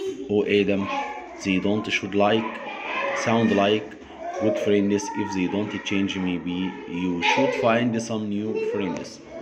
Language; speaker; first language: English; non-native, fluent; Arabic